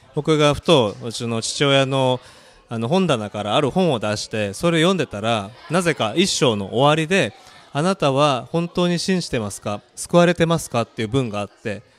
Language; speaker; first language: Japanese; early bilingual, other home language; Korean